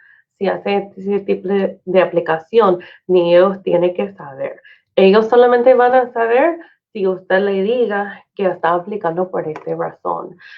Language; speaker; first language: Spanish; non-native, fluent; English